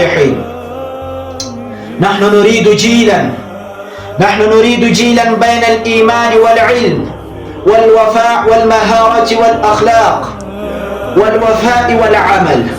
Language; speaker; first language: Arabic; non-native, learner; Urdu